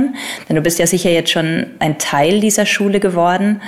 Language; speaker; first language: German; native; German